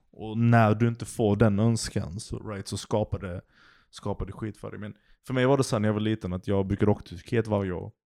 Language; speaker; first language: Swedish; early bilingual, other home language; Turkish